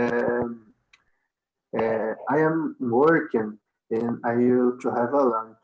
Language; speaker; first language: English; non-native, learner; Portuguese